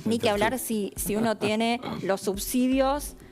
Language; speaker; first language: Spanish; native; Spanish